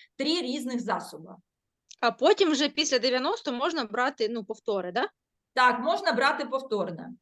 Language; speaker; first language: Ukrainian; non-native, local second language; Russian